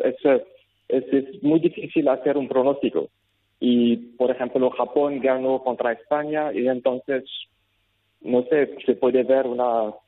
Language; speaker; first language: Spanish; non-native, learner; Arabic